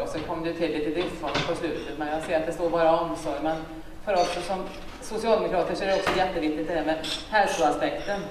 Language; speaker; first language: Swedish; native; Swedish